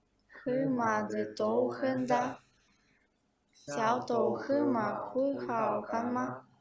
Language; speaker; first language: Chinese; non-native, learner; Kyrgyz